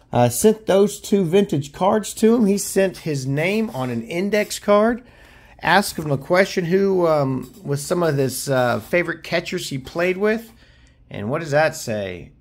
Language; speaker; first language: English; native; English